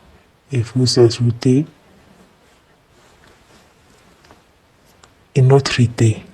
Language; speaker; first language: French; non-native, fluent; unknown